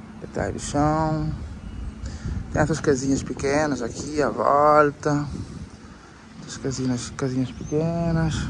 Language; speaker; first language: Portuguese; non-native, local second language; Kabuverdianu